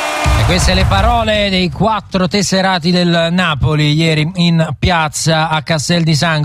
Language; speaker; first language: Italian; native; Italian